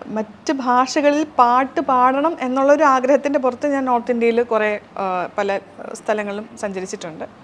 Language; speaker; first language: Malayalam; non-native, local second language; Urdu